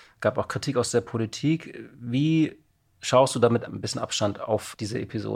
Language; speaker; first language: German; native; German